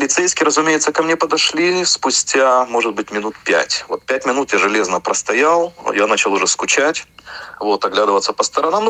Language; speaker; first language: Russian; native; Russian